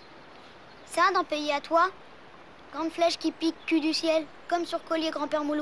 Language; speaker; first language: French; native; French